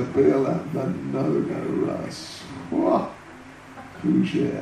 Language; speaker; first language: Russian; non-native, learner; English